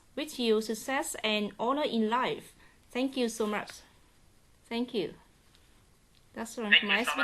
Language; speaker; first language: English; non-native, learner; Vietnamese